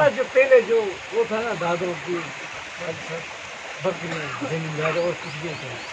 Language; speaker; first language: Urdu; non-native, local second language; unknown